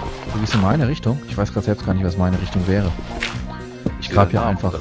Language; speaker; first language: German; native; German